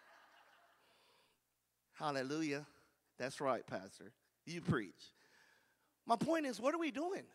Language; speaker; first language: English; native; English